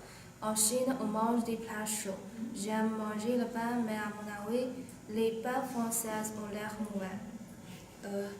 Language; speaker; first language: French; non-native, learner; Chinese